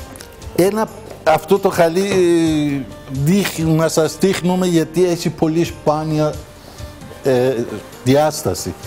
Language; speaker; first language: Greek; non-native, learner; Persian